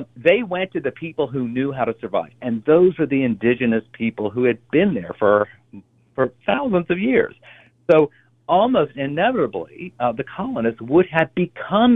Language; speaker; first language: English; native; English